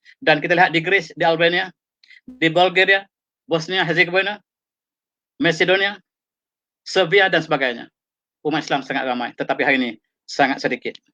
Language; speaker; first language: Malay; native; Malay